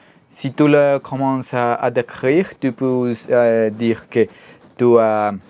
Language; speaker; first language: French; non-native, learner; Spanish